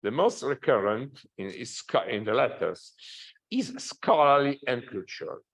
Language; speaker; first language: English; non-native, fluent; Italian